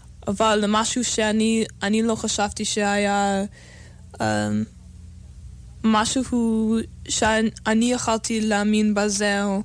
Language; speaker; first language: Hebrew; non-native, learner; English